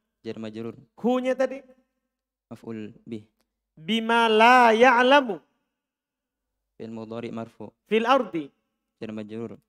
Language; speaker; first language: Arabic; non-native, learner; Indonesian